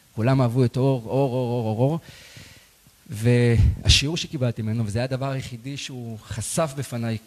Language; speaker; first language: Hebrew; native; Hebrew